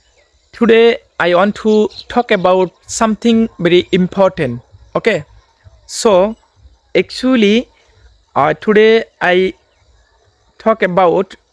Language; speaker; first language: English; non-native, learner; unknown